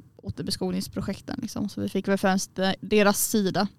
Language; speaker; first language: Swedish; native; Swedish